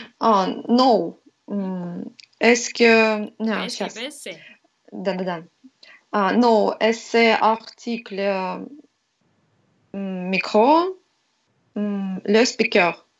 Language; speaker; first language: French; non-native, learner; Russian